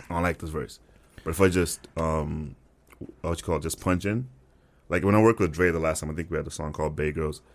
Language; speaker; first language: English; non-native, local second language; Tswana